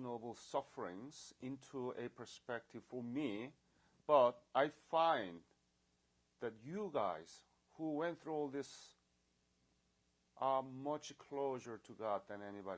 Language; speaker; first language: English; non-native, fluent; Korean